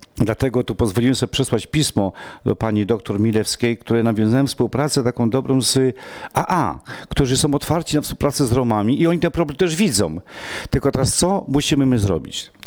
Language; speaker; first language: Polish; non-native, local second language; Romany